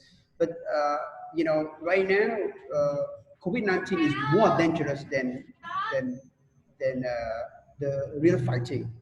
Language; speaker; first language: English; non-native, fluent; Khmer